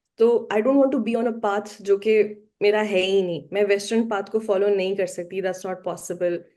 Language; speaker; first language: Urdu; native; Urdu